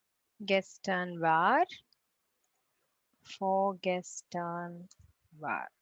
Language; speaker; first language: German; non-native, learner; Tamil